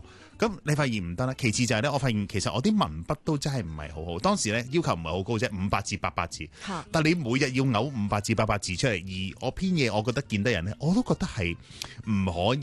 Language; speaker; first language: Cantonese; native; Cantonese